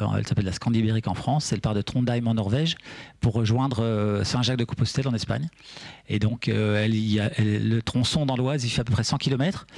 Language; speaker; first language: French; native; French